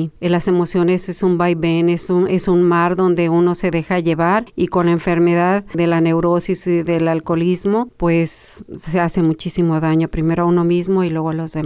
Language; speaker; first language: Spanish; native; Spanish